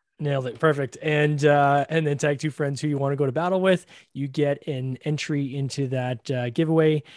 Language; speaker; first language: English; native; English